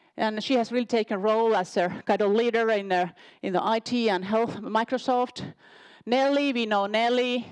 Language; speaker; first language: English; non-native, fluent; Finnish